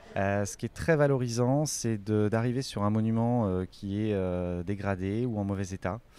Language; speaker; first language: French; native; French